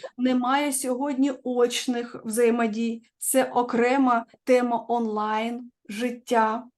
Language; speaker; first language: Ukrainian; non-native, local second language; Russian